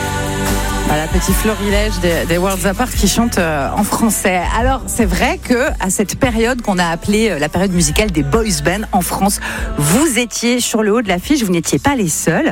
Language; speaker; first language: French; native; French